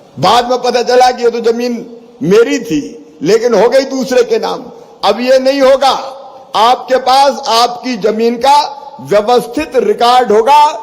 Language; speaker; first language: Hindi; native; Hindi